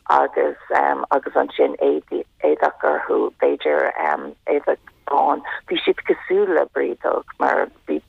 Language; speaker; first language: Irish; non-native, local second language; English